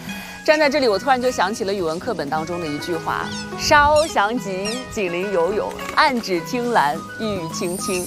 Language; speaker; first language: Chinese; native; Chinese